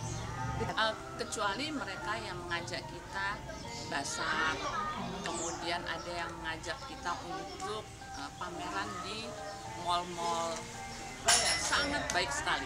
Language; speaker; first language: Indonesian; native; Indonesian